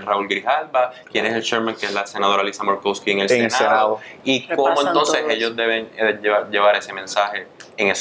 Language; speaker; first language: Spanish; native; Spanish